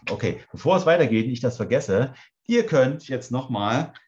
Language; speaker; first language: German; native; German